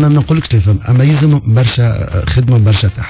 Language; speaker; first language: Arabic; native; Arabic